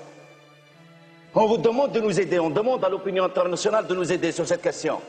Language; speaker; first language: French; non-native, local second language; Kabyle